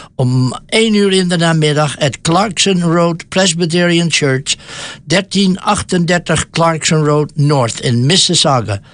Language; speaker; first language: English; non-native, fluent; Dutch